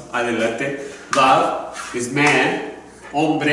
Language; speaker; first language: Spanish; non-native, learner; English